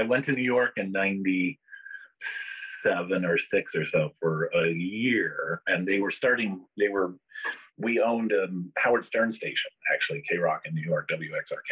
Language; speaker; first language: English; native; English